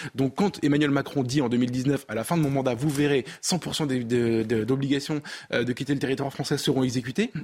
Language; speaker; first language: French; native; French